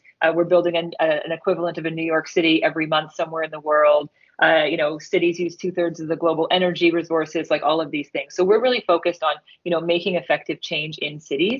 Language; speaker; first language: English; native; English